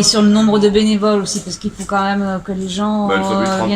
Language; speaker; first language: French; native; French